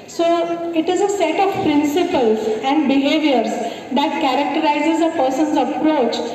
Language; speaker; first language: English; non-native, local second language; Marathi